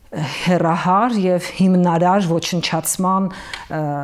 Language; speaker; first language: Armenian; native; Armenian